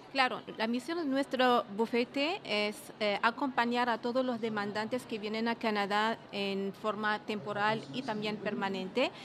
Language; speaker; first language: Spanish; non-native, fluent; Arabic